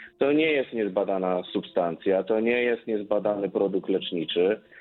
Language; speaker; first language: Polish; native; Polish